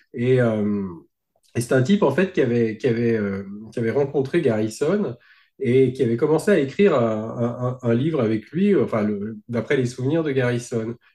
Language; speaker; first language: French; native; French